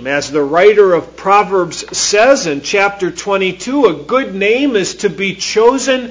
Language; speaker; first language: English; native; English